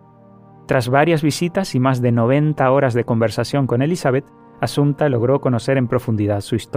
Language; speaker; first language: Spanish; native; Spanish